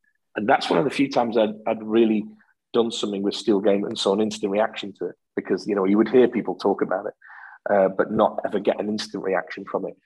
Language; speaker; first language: English; native; English